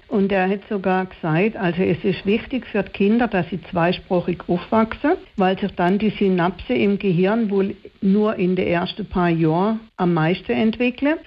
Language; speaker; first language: German; native; German